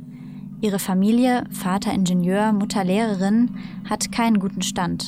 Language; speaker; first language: German; native; German